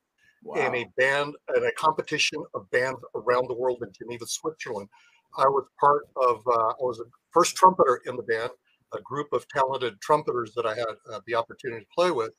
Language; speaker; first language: English; native; English